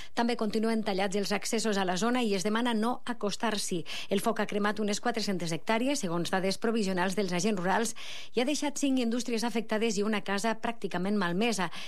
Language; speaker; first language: Catalan; native; Catalan